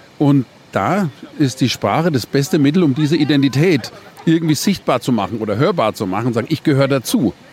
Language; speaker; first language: German; native; German